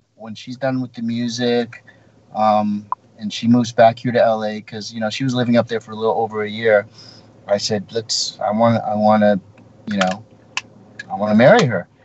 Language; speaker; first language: English; native; English